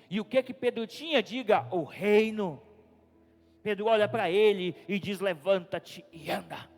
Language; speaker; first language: Portuguese; native; Portuguese